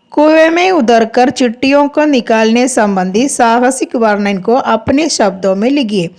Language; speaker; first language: Hindi; non-native, local second language; Malayalam